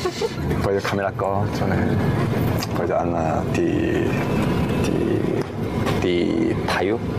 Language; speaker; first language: Vietnamese; non-native, learner; Korean